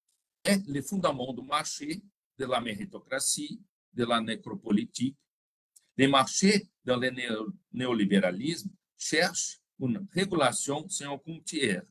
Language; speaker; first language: French; non-native, fluent; Portuguese